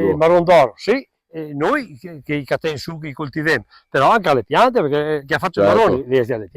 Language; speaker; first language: Italian; non-native, local second language; Venetian